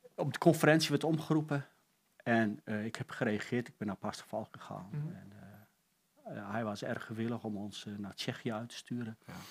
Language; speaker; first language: Dutch; native; Dutch